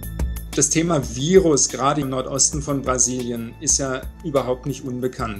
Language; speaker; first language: German; native; German